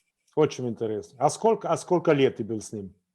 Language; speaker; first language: Russian; non-native, fluent; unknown